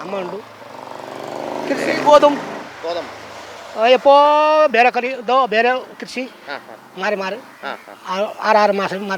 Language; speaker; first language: Malayalam; non-native, learner; Nepali